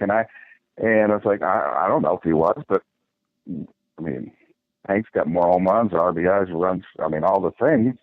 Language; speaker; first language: English; native; English